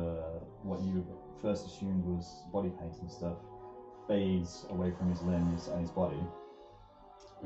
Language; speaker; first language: English; native; English